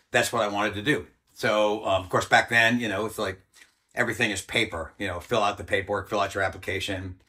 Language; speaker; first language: English; native; English